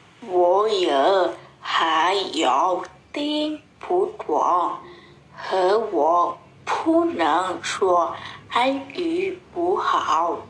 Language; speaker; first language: Chinese; non-native, learner; Indonesian